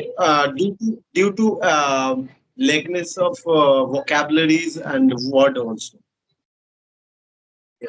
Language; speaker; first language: English; non-native, learner; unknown